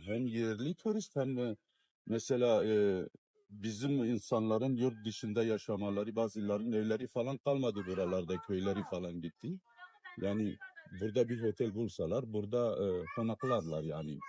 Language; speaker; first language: Turkish; non-native, fluent; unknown